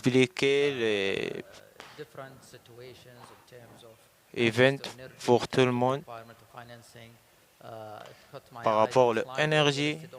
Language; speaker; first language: French; non-native, learner; Arabic